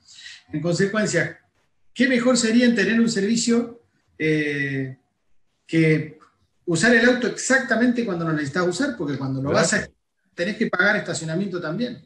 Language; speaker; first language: Spanish; native; Spanish